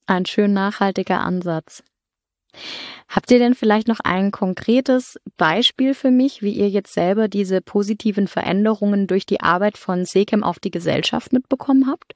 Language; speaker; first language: German; native; German